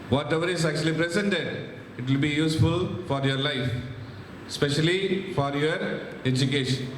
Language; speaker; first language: English; non-native, local second language; Tamil